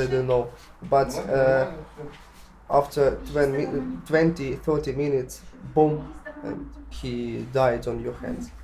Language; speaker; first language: English; non-native, learner; Ukrainian